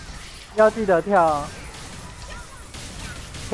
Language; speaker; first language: Chinese; native; Chinese